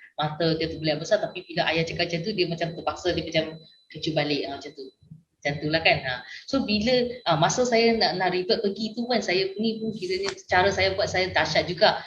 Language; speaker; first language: Malay; non-native, local second language; Min Nan Chinese